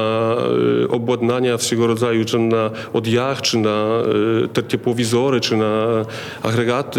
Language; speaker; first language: Polish; non-native, learner; Ukrainian